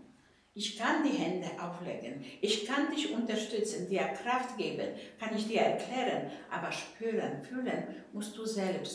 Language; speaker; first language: German; non-native, fluent; Polish